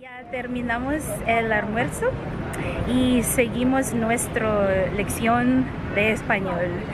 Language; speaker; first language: Spanish; non-native, learner; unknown